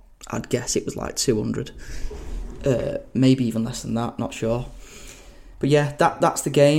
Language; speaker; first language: English; native; English